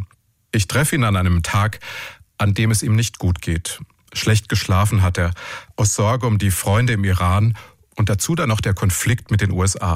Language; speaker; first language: German; native; German